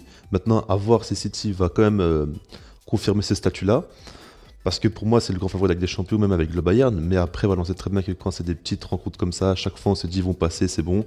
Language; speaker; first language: French; native; French